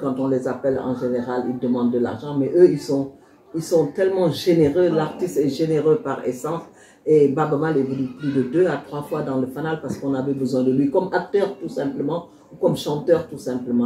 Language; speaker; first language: French; non-native, local second language; Wolof